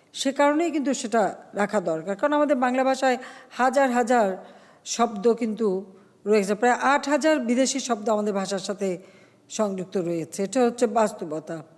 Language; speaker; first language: Bangla; native; Bangla